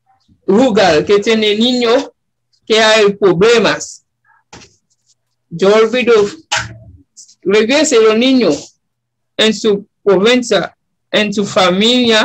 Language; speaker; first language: Spanish; non-native, learner; Haitian Creole